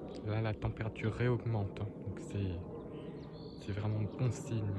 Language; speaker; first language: French; native; French